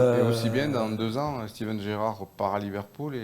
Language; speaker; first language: French; native; French